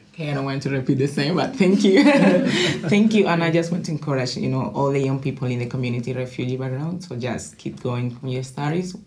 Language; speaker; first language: English; non-native, learner; Spanish